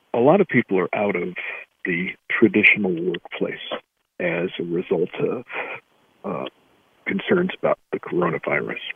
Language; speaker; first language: English; native; English